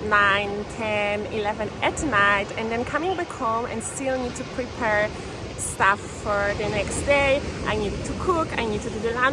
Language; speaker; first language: English; non-native, fluent; Polish